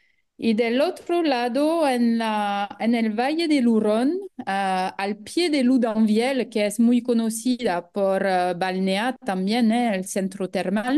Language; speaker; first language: Spanish; non-native, fluent; French